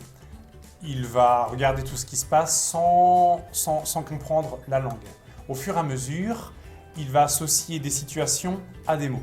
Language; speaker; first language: French; native; French